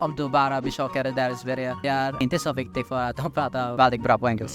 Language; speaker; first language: Swedish; non-native, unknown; Filipino